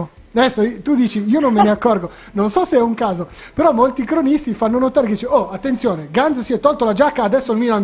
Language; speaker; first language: Italian; native; Italian